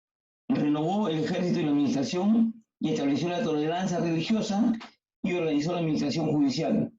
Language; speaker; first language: Spanish; native; Spanish